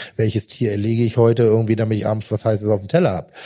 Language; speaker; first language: German; native; German